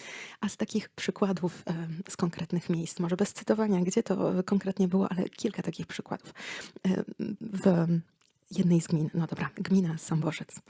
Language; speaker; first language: Polish; native; Polish